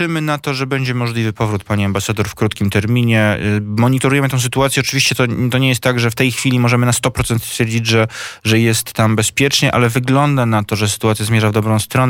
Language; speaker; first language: Polish; native; Polish